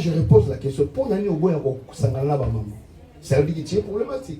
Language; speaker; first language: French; non-native, local second language; Lingala